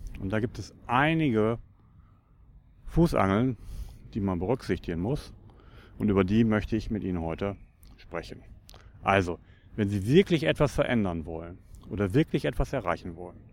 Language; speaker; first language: German; native; German